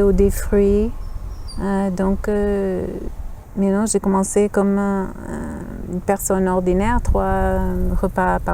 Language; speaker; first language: French; non-native, fluent; English